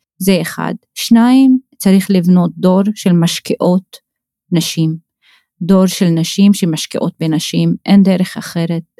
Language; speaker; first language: Hebrew; non-native, local second language; Arabic